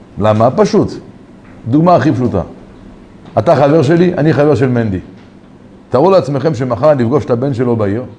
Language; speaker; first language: Hebrew; native; Hebrew